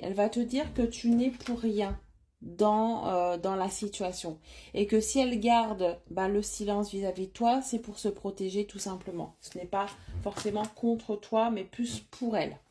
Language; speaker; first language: French; native; French